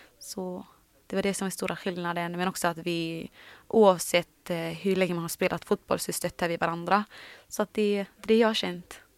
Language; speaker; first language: Swedish; early bilingual, other home language; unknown